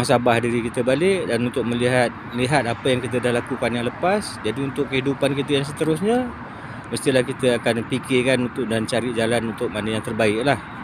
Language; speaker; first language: Malay; native; Malay